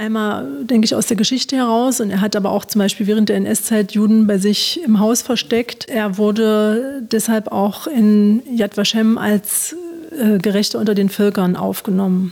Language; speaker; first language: German; native; German